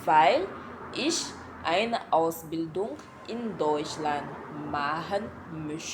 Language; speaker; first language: German; non-native, learner; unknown